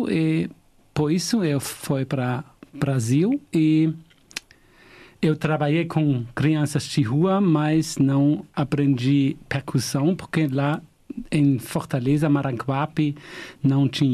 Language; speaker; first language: Portuguese; non-native, fluent; German